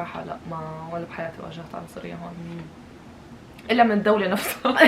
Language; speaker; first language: Arabic; native; Arabic